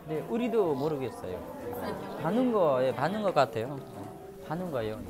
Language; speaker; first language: Korean; non-native, fluent; Nepali